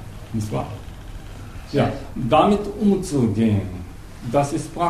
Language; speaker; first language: German; non-native, learner; Japanese